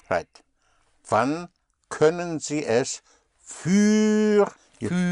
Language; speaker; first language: German; non-native, fluent; English